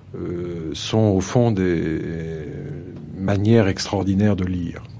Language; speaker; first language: French; native; French